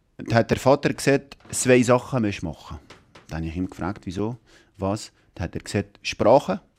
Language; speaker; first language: German; non-native, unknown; Arabic